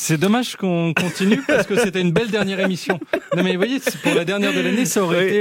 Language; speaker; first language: French; native; French